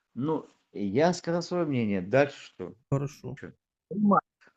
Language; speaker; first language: Russian; native; Russian